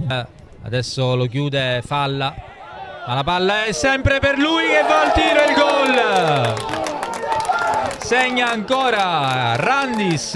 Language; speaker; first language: Italian; native; Italian